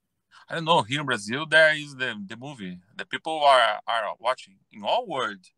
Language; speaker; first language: English; non-native, learner; Portuguese